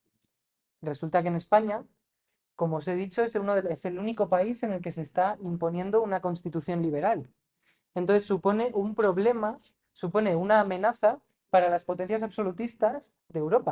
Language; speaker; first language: Spanish; native; Spanish